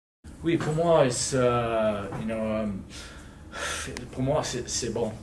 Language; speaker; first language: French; non-native, learner; English